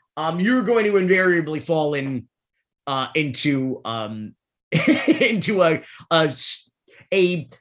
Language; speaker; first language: English; native; English